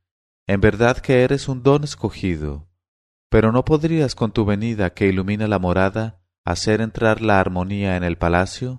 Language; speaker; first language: Spanish; native; Spanish